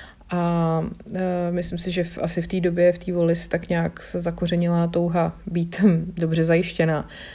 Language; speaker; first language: Czech; native; Czech